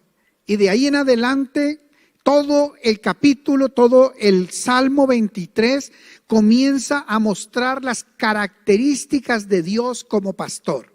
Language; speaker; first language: Spanish; native; Spanish